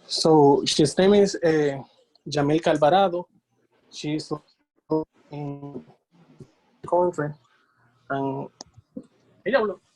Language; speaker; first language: English; non-native, learner; Spanish